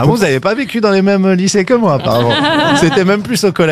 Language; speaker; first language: French; native; French